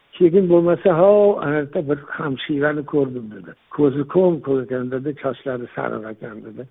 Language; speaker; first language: Uzbek; non-native, local second language; Tajik